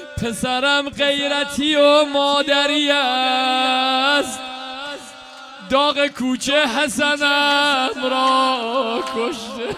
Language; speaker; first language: Persian; native; Persian